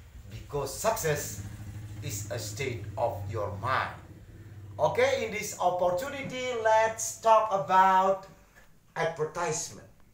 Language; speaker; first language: English; non-native, fluent; Indonesian